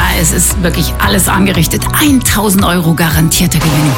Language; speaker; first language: German; native; German